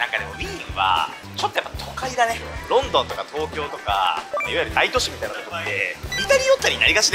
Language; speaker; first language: Japanese; native; Japanese